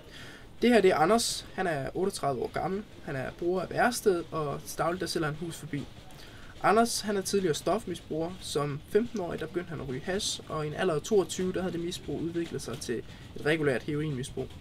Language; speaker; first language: Danish; native; Danish